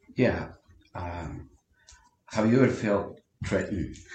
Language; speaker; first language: English; non-native, fluent; Spanish